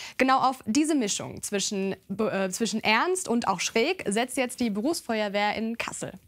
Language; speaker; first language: German; native; German